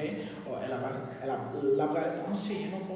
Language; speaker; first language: Portuguese; non-native, fluent; Haitian Creole